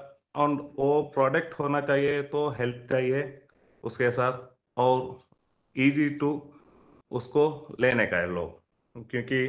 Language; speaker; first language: Hindi; non-native, local second language; Kannada